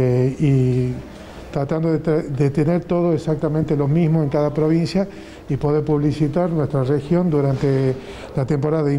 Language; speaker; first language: Spanish; native; Spanish